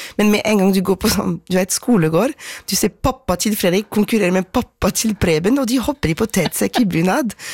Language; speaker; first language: Norwegian; non-native, fluent; French